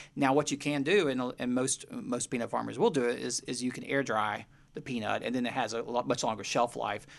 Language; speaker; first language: English; native; English